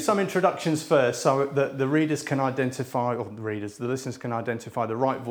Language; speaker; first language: English; native; English